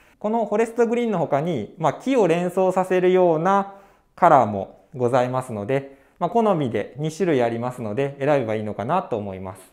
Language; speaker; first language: Japanese; native; Japanese